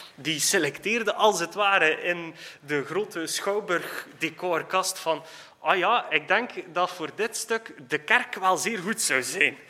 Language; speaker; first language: Dutch; native; Dutch